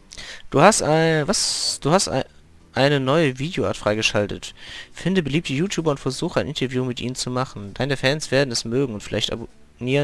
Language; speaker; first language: German; native; German